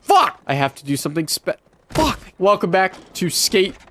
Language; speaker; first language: English; native; English